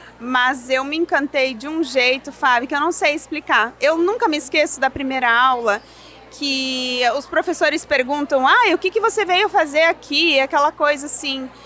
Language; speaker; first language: Portuguese; non-native, local second language; German